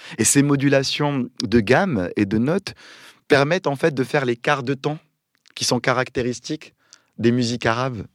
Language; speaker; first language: French; non-native, local second language; Arabic